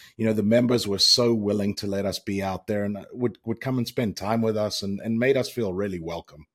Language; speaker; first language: English; native; English